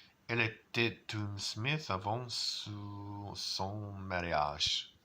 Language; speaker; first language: French; non-native, learner; English